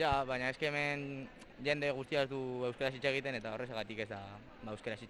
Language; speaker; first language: Basque; non-native, local second language; Spanish